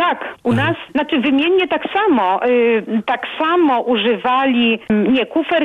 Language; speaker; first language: Polish; non-native, local second language; Belarusian